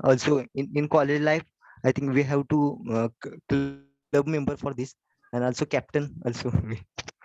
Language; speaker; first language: English; non-native, learner; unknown